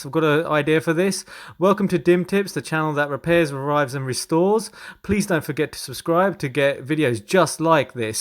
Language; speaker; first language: English; native; English